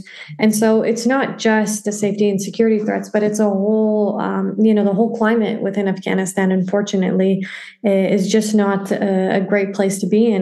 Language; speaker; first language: English; native; English